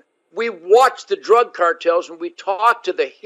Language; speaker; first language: English; native; English